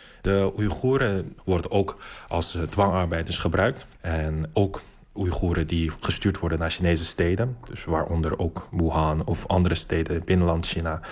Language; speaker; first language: Dutch; non-native, fluent; Uyghur